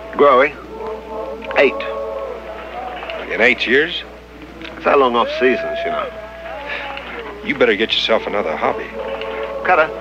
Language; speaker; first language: English; native; English